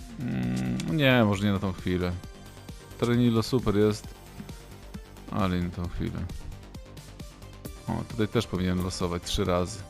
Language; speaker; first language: Polish; native; Polish